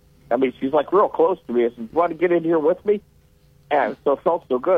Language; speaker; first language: English; native; English